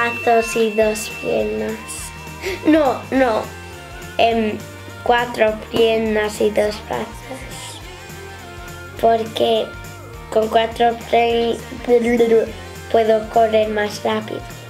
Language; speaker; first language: Spanish; early bilingual, heritage; Spanish